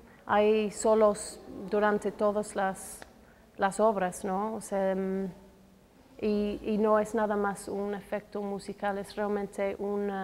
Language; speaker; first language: Spanish; non-native, fluent; English